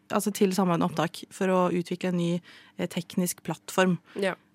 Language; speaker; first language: Norwegian; native; Norwegian